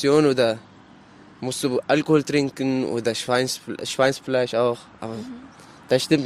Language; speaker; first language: German; non-native, learner; Arabic